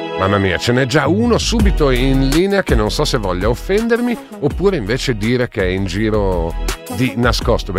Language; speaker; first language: Italian; native; Italian